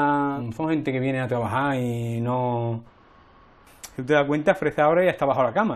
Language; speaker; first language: Spanish; native; Spanish